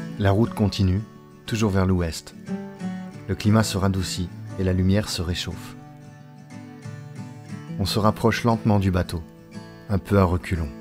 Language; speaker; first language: French; native; French